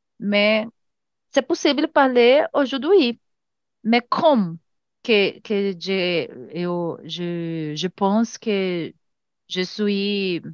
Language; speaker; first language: French; non-native, learner; Portuguese